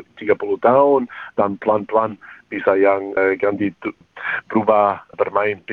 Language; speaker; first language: Indonesian; early bilingual, heritage; English